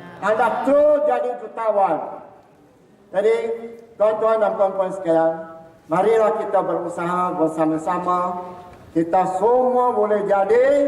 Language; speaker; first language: Malay; non-native, local second language; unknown